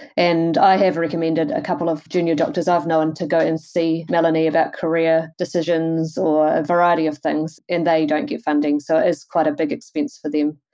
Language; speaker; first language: English; native; English